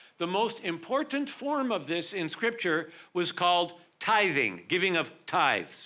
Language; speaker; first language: English; native; English